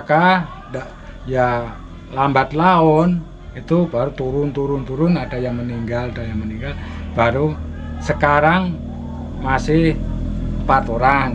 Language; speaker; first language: Indonesian; non-native, local second language; Javanese